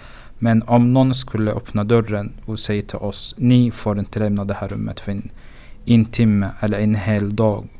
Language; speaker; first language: Swedish; non-native, fluent; Arabic